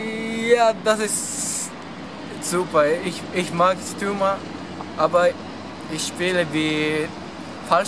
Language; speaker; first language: German; non-native, learner; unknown